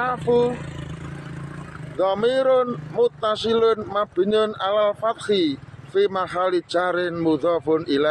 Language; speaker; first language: Arabic; non-native, fluent; Indonesian